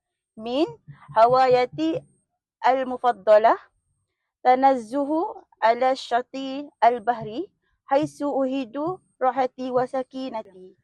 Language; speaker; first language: Arabic; non-native, learner; Malay